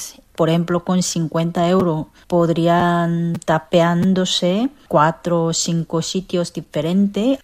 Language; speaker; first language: Spanish; non-native, fluent; Korean